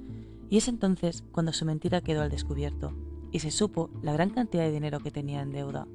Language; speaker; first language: Spanish; native; Spanish